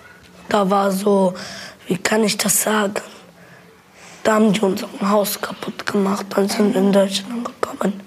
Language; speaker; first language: German; early bilingual, other home language; Albanian